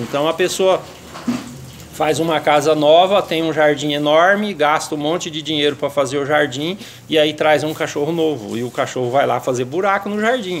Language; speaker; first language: Portuguese; native; Portuguese